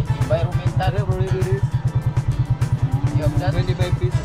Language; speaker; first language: English; non-native, local second language; Cebuano